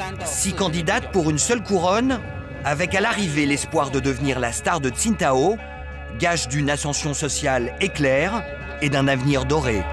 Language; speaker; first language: French; native; French